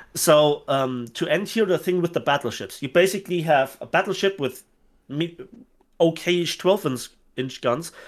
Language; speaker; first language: English; non-native, fluent; German